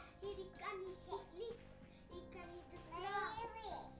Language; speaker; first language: Dutch; early bilingual, other home language; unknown